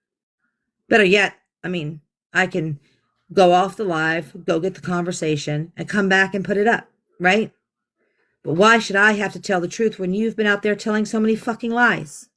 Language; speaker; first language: English; native; English